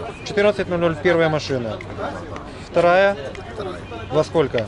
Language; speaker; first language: Russian; native; Russian